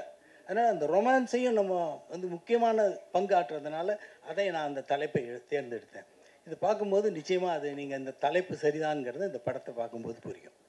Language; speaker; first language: Tamil; native; Tamil